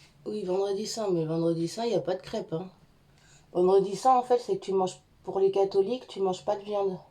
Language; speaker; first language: French; native; French